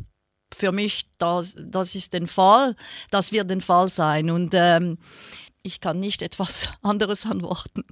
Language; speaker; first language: German; non-native, local second language; French